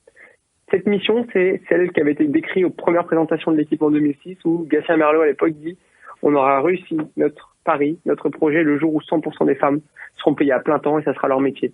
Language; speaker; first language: French; native; French